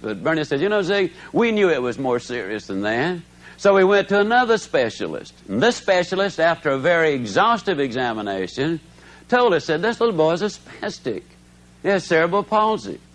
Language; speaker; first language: English; native; English